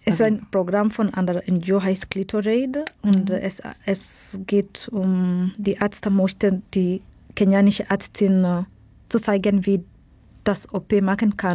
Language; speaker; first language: German; non-native, fluent; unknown